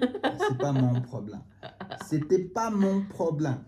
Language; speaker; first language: French; non-native, learner; Tibetan